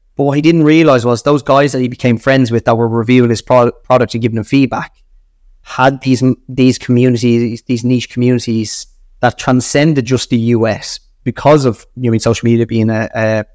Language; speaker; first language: English; native; English